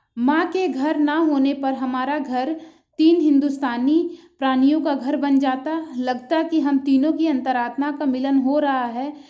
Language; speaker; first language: Hindi; native; Hindi